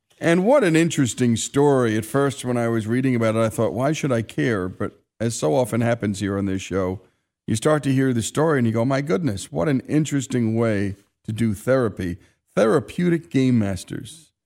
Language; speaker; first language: English; native; English